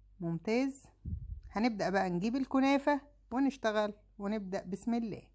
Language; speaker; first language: Arabic; native; Arabic